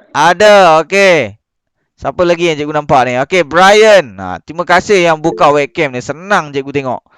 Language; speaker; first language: Malay; native; Malay